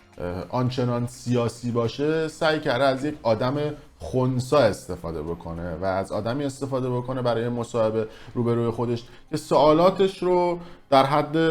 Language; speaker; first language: Persian; native; Persian